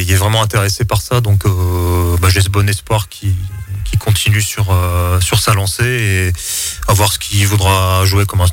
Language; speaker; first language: French; native; French